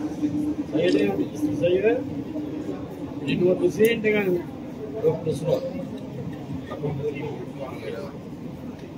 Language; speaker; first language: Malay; non-native, local second language; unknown